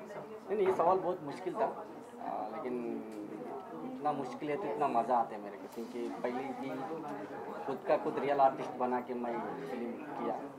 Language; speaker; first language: Hindi; non-native, local second language; Marathi